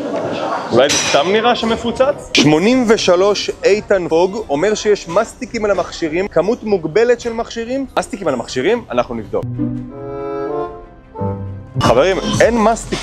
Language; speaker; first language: Hebrew; native; Hebrew